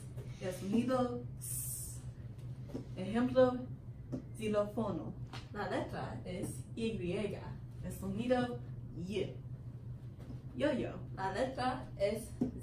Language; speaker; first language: Spanish; non-native, learner; English